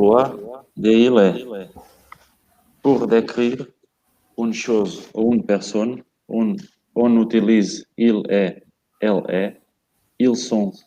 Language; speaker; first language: French; non-native, learner; Portuguese